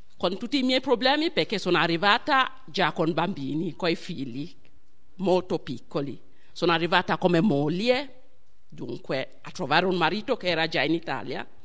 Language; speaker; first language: Italian; non-native, fluent; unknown